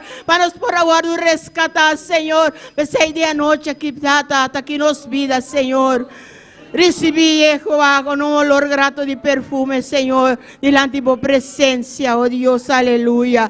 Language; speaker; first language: Spanish; non-native, learner; Papiamento